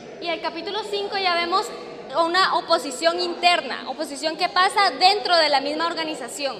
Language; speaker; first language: Spanish; non-native, fluent; English